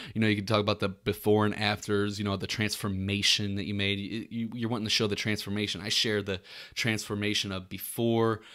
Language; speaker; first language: English; native; English